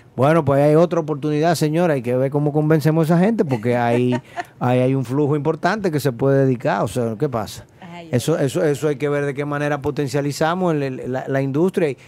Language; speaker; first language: Spanish; native; Spanish